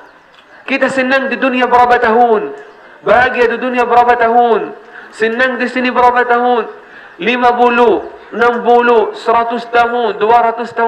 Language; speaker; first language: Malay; non-native, learner; Arabic